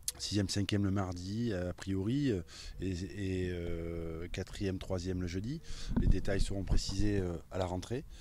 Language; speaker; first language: French; native; French